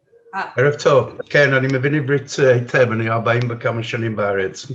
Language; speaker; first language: Hebrew; non-native, fluent; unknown